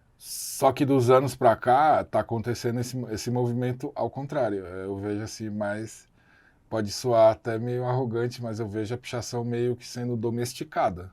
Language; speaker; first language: Portuguese; native; Portuguese